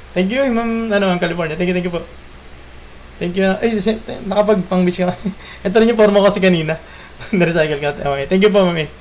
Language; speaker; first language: Filipino; native; Filipino